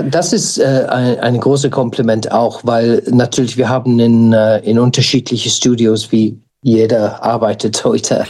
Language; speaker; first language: German; non-native, fluent; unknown